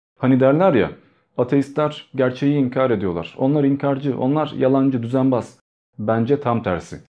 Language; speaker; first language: Turkish; early bilingual, other home language; Albanian